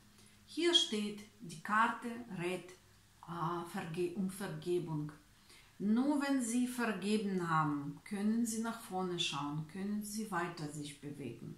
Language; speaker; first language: German; non-native, fluent; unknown